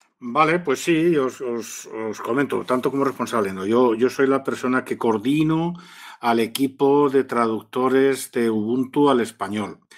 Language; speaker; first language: Spanish; native; Spanish